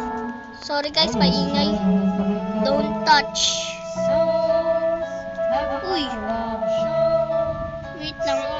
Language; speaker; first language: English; non-native, learner; Filipino